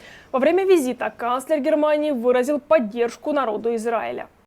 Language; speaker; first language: Russian; native; Russian